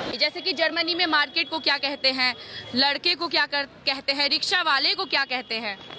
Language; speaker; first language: Hindi; native; Hindi